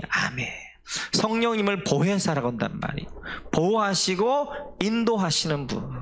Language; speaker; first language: Korean; native; Korean